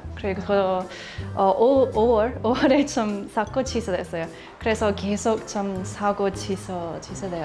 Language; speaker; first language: Korean; non-native, learner; English